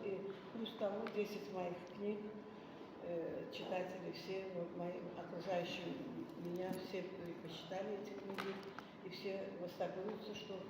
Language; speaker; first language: Russian; non-native, local second language; Azerbaijani